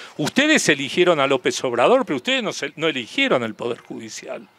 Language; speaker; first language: Spanish; native; Spanish